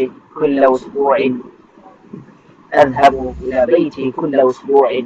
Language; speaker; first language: Arabic; non-native, fluent; Bangla